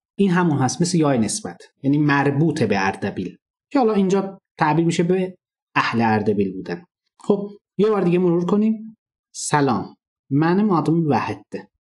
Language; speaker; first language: Persian; non-native, local second language; Azerbaijani